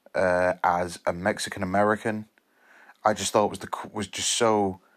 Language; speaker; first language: English; native; English